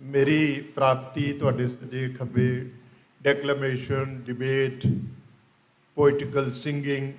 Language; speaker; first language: English; non-native, local second language; Punjabi